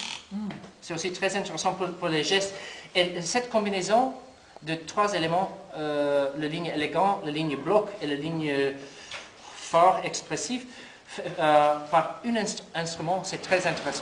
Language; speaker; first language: French; non-native, learner; English